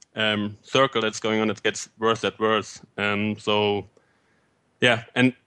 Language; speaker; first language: English; non-native, fluent; German